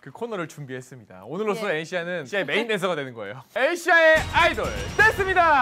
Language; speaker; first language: Korean; native; Korean